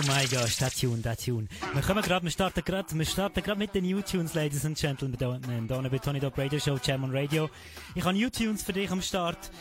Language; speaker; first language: German; native; German